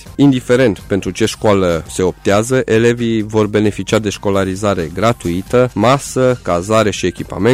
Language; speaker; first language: Romanian; native; Romanian